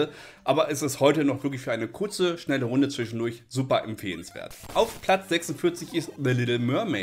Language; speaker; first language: German; native; German